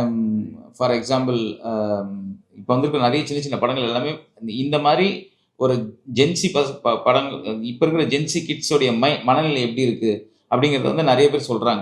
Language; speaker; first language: Tamil; native; Tamil